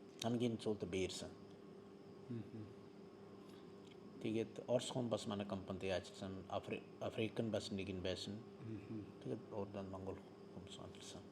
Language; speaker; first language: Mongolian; non-native, learner; Urdu